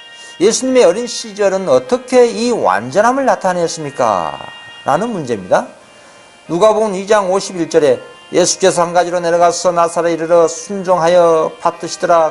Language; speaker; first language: Korean; native; Korean